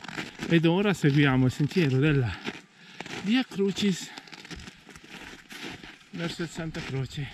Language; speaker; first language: Italian; native; Italian